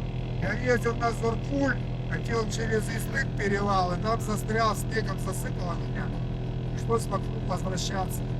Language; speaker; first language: Russian; native; Russian